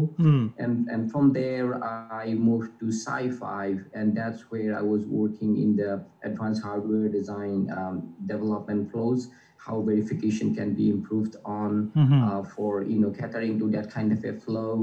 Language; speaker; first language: English; non-native, local second language; Assamese